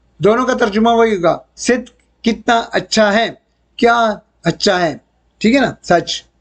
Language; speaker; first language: Urdu; native; Urdu